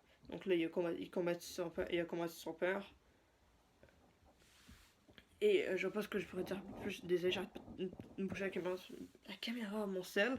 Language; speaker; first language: French; native; French